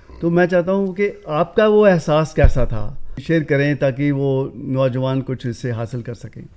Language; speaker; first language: Urdu; non-native, local second language; Punjabi